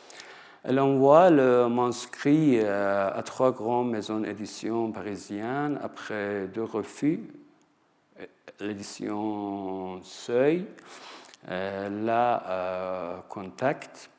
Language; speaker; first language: French; non-native, fluent; Persian